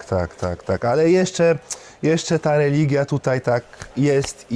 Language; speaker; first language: Polish; early bilingual, heritage; Polish